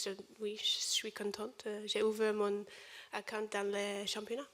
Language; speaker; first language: French; non-native, learner; English